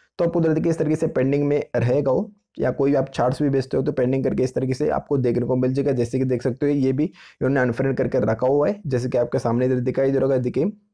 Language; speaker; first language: Hindi; non-native, local second language; Marathi